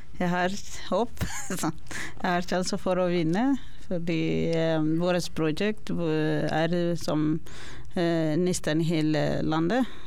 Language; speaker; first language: Norwegian; non-native, learner; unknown